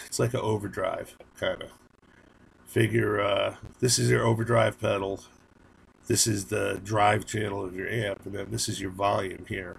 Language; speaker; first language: English; native; English